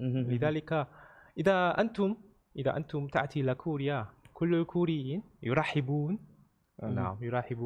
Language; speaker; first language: Arabic; non-native, learner; Korean